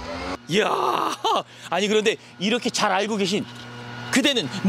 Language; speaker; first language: Korean; native; Korean